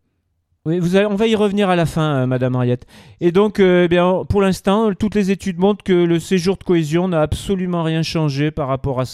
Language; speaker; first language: French; native; French